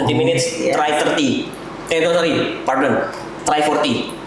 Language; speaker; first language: English; non-native, learner; Indonesian